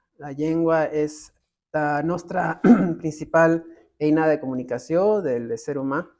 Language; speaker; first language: Catalan; non-native, learner; Spanish